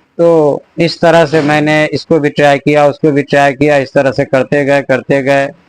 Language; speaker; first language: Urdu; native; Urdu